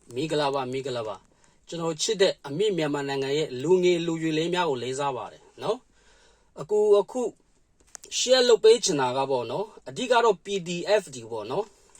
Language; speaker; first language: Burmese; non-native, local second language; Kachin